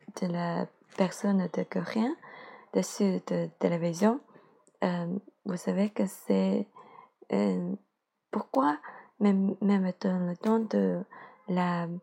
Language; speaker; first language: French; non-native, learner; Chinese